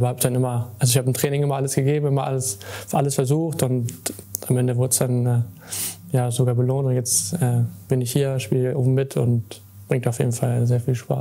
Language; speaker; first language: German; native; German